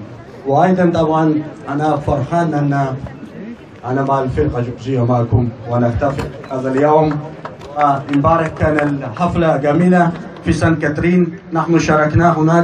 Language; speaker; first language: Arabic; non-native, fluent; Georgian